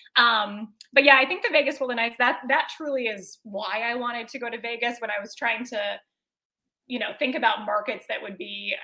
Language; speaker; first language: English; native; English